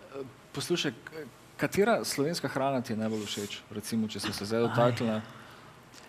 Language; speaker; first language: Slovenian; native; Slovenian